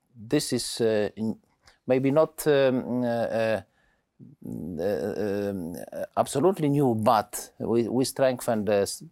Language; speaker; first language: English; non-native, learner; Polish